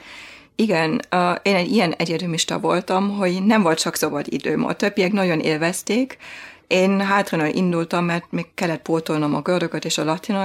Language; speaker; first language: Hungarian; non-native, fluent; German